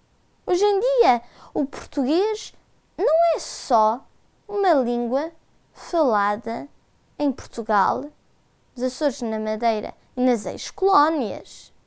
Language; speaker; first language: Portuguese; early bilingual, heritage; Portuguese